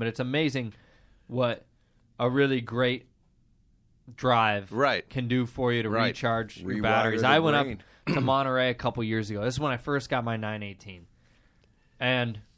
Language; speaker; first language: English; native; English